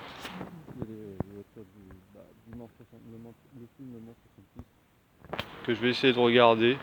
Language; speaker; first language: French; native; French